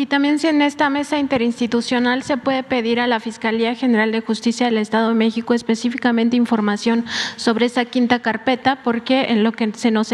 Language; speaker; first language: Spanish; native; Spanish